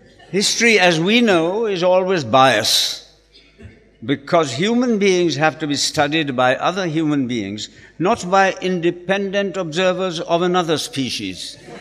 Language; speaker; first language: English; non-native, local second language; Urdu